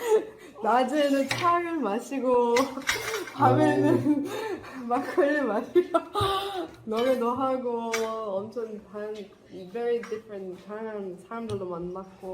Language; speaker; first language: Korean; non-native, fluent; Arabic